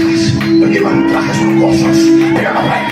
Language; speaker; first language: Spanish; native; Spanish